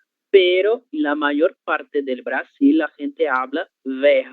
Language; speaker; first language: Spanish; non-native, learner; Portuguese